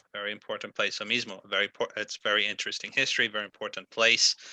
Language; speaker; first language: English; non-native, fluent; Spanish